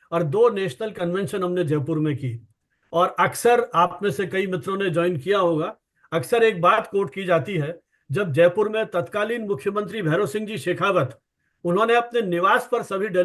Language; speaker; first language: Hindi; native; Hindi